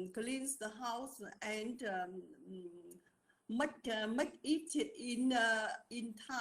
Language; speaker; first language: English; non-native, learner; Vietnamese